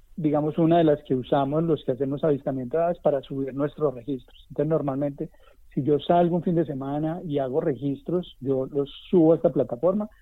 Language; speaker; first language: Spanish; native; Spanish